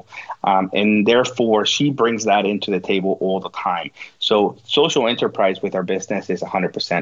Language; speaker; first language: English; non-native, fluent; Spanish